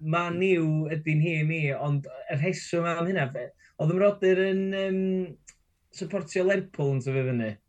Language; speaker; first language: Welsh; native; Welsh